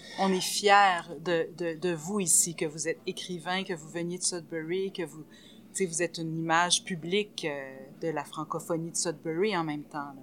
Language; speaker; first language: French; native; French